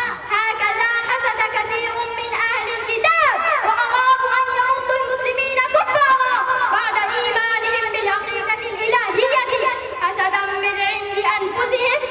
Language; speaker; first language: Arabic; non-native, learner; Urdu